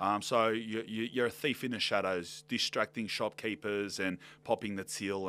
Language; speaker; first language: English; native; English